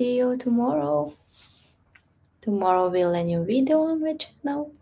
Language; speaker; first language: English; non-native, learner; Russian